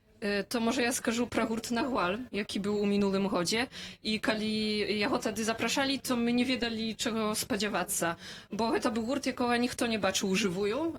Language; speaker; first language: Polish; non-native, learner; Belarusian